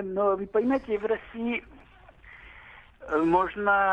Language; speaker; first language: Russian; non-native, learner; French